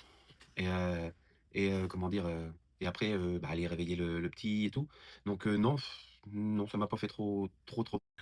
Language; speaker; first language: French; native; French